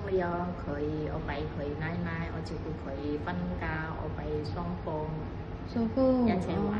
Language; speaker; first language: Cantonese; non-native, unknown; Indonesian